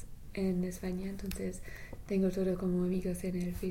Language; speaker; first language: Spanish; non-native, fluent; English